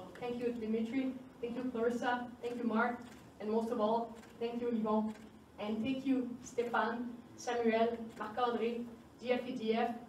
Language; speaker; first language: English; non-native, fluent; French